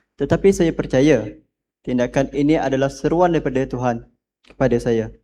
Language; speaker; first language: Malay; non-native, local second language; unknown